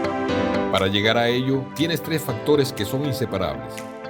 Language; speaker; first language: Spanish; native; Spanish